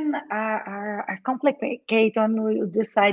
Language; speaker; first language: English; non-native, fluent; Portuguese